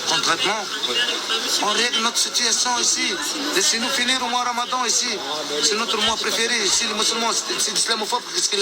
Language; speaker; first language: French; non-native, local second language; Arabic